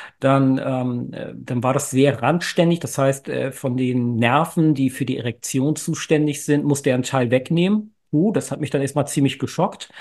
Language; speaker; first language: German; native; German